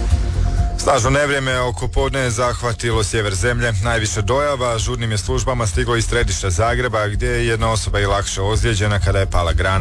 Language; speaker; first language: Serbian; native; Serbian